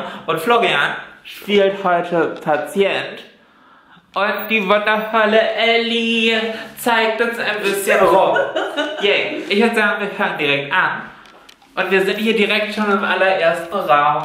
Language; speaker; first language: German; native; German